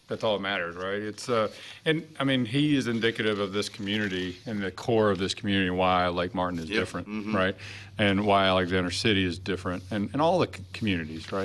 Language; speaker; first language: English; native; English